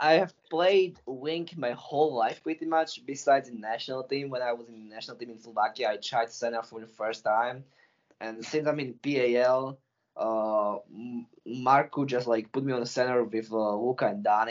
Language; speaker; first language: English; non-native, fluent; Slovak